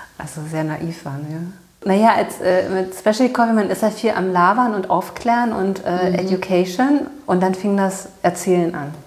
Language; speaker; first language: German; native; German